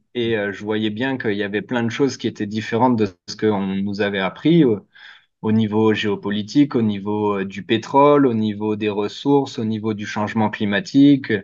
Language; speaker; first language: French; native; French